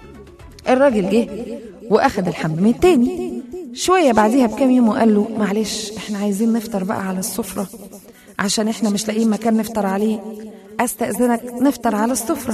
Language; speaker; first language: Arabic; native; Arabic